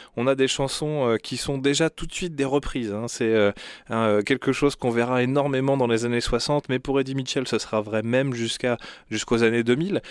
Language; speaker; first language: French; native; French